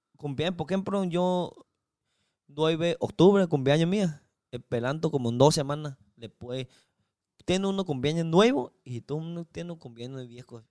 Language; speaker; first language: Spanish; non-native, learner; Chinese